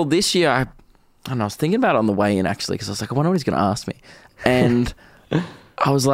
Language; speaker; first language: English; native; English